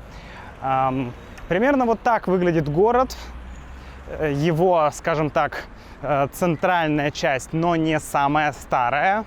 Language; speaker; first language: Russian; native; Russian